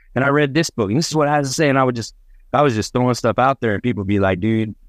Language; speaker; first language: English; native; English